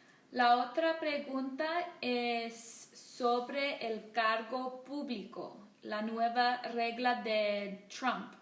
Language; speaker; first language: Spanish; non-native, learner; English